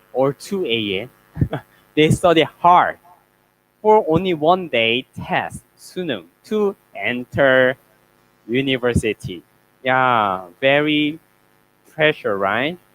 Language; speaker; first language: English; non-native, learner; Korean